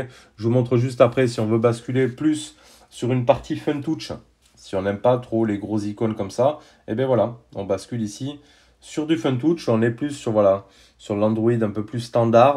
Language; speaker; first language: French; native; French